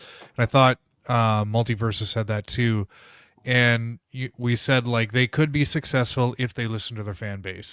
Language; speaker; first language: English; native; English